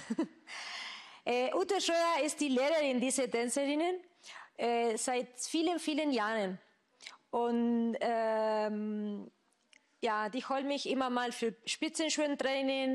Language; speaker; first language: German; non-native, fluent; Spanish